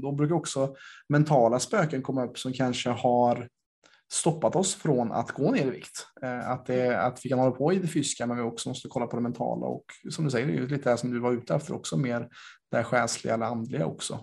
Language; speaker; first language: Swedish; native; Swedish